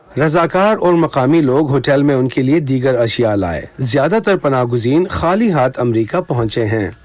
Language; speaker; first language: Urdu; native; Urdu